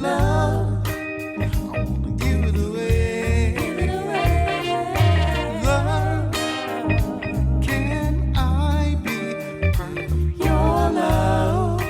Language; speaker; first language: English; native; English